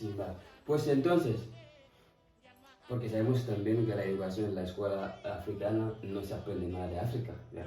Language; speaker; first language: Spanish; non-native, fluent; Fula